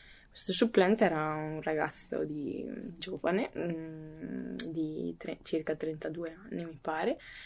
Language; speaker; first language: Italian; native; Italian